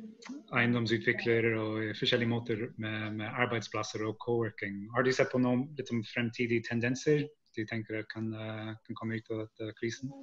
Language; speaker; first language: Norwegian; non-native, fluent; English